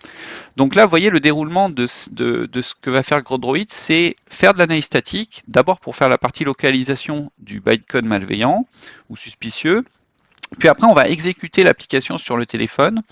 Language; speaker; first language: French; native; French